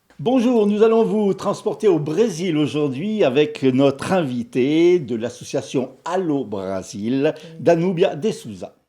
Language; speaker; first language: French; native; French